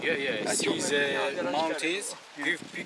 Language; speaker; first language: English; non-native, learner; Tajik